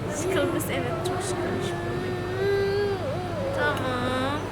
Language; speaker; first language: Turkish; non-native, learner; Indonesian